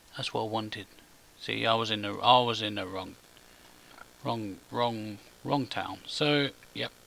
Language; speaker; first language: English; native; English